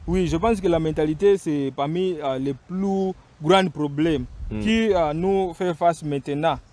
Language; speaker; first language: French; non-native, fluent; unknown